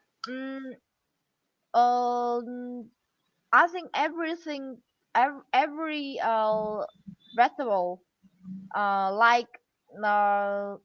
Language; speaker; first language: English; non-native, learner; Vietnamese